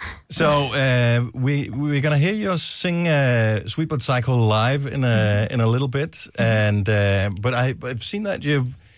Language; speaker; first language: English; non-native, fluent; Danish